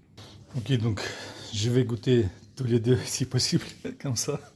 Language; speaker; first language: French; non-native, learner; Russian